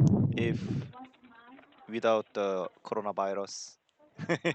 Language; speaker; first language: English; non-native, learner; Korean